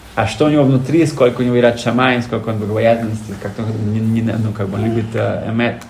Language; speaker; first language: Russian; early bilingual, heritage; Russian